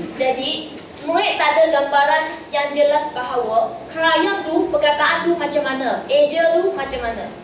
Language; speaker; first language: Malay; non-native, local second language; Chinese